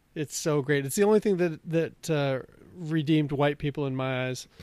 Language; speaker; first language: English; native; English